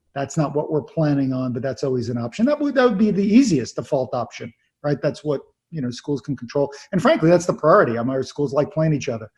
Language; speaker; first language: English; native; English